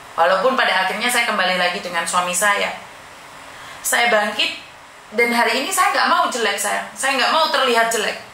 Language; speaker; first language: Indonesian; non-native, local second language; Javanese